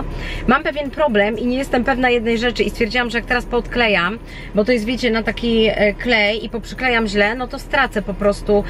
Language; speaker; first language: Polish; native; Polish